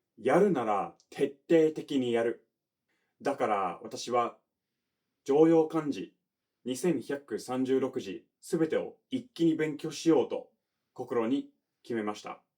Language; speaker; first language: Japanese; non-native, fluent; English